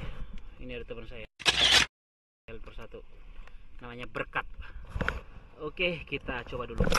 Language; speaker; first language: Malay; non-native, local second language; Batak Toba